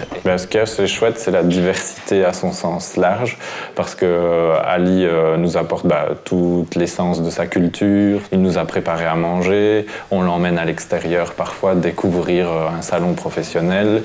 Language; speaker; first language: French; native; French